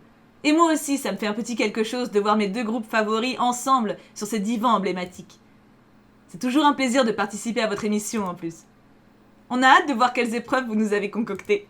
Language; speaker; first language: French; native; French